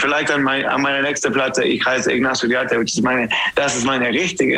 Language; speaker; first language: German; non-native, learner; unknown